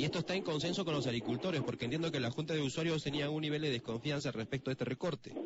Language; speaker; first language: Spanish; native; Spanish